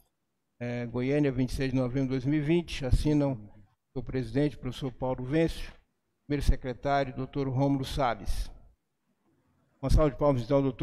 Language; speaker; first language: Portuguese; native; Portuguese